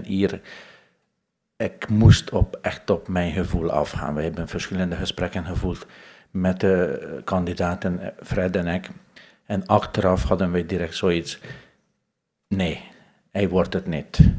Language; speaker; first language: Dutch; non-native, fluent; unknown